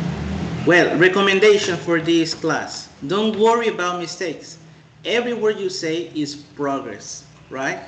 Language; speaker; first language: English; non-native, fluent; Spanish